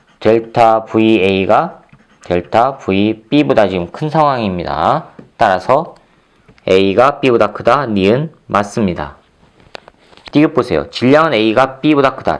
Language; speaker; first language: Korean; native; Korean